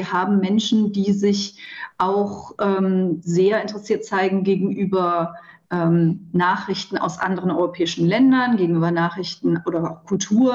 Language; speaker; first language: German; native; German